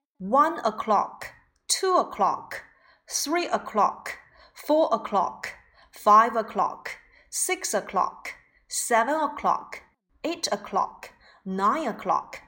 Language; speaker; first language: English; non-native, fluent; Chinese